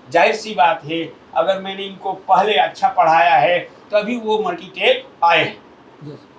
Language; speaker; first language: Hindi; native; Hindi